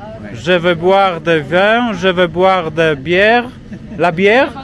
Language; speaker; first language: French; non-native, learner; Polish